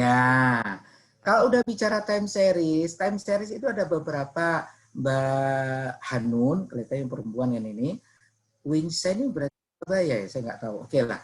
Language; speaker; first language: Indonesian; non-native, local second language; Javanese